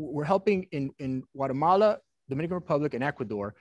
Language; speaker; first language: English; native; English